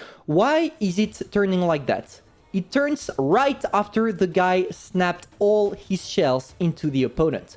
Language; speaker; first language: English; non-native, fluent; French